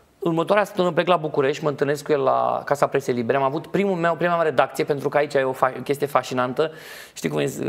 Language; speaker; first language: Romanian; native; Romanian